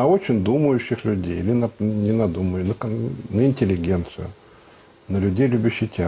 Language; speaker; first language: Russian; native; Russian